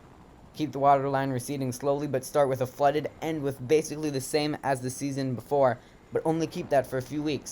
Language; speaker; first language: English; native; English